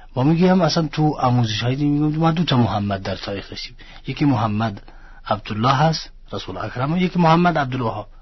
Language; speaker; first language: Persian; non-native, fluent; Arabic